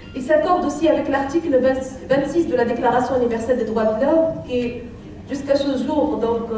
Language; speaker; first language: French; non-native, local second language; Arabic